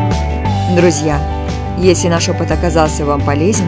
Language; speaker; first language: Russian; native; Russian